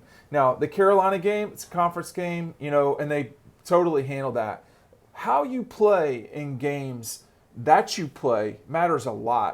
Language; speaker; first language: English; native; English